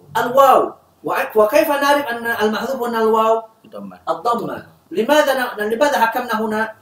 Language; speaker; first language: Arabic; non-native, fluent; Indonesian